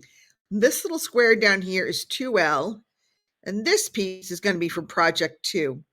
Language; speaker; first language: English; native; English